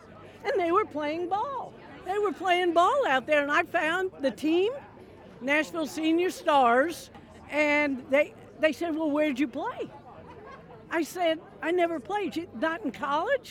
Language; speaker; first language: English; native; English